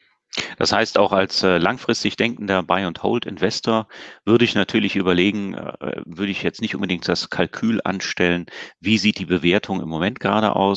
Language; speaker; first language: German; native; German